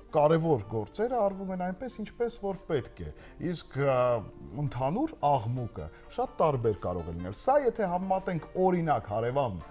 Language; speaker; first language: Armenian; native; Armenian